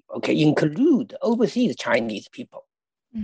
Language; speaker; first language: English; non-native, fluent; Chinese